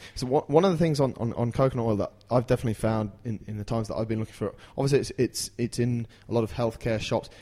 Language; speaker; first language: English; native; English